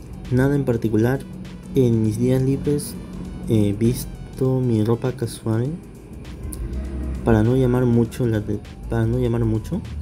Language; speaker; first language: Spanish; native; Spanish